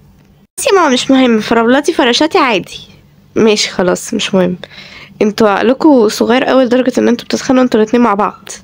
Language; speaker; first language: Arabic; native; Arabic